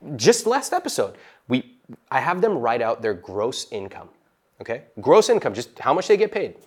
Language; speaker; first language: English; native; English